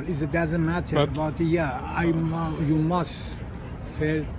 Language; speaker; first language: English; non-native, learner; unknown